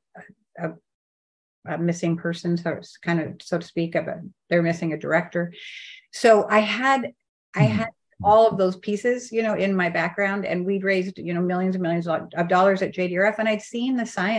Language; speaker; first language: English; native; English